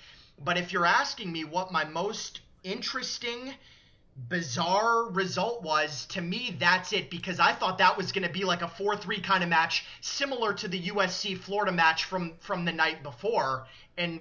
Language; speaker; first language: English; native; English